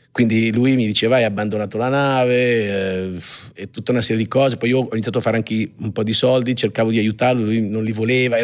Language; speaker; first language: Italian; native; Italian